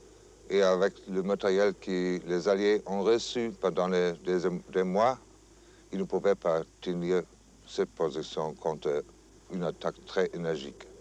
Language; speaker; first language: French; non-native, fluent; German